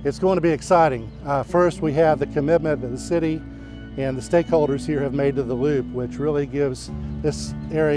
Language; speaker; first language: English; native; English